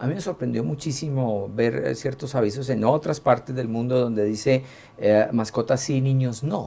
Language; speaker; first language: Spanish; native; Spanish